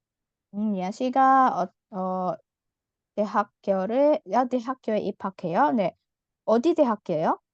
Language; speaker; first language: Korean; non-native, fluent; Indonesian